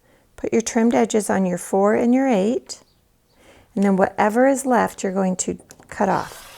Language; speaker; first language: English; native; English